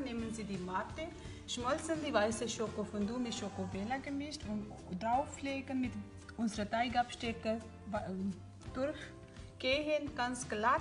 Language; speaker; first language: German; non-native, learner; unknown